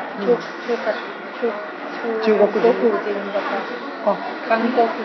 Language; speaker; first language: Japanese; non-native, learner; Thai